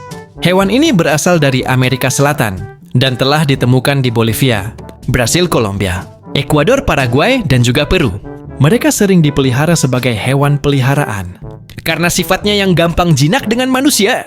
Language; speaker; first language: Indonesian; native; Indonesian